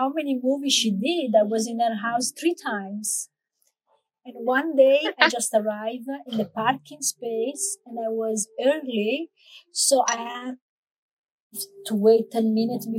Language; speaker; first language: English; non-native, learner; Italian